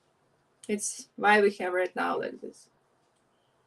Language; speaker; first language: English; non-native, learner; Ukrainian